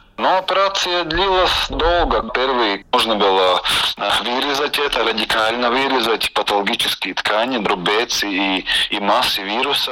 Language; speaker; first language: Russian; non-native, local second language; Latvian